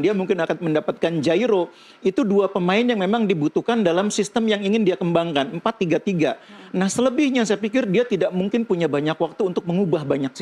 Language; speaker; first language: Indonesian; native; Indonesian